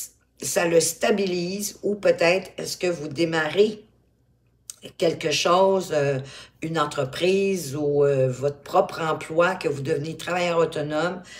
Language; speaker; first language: French; native; French